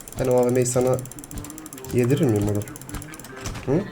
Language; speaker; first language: Turkish; native; Turkish